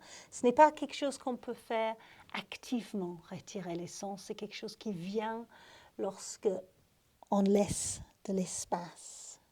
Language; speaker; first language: French; native; French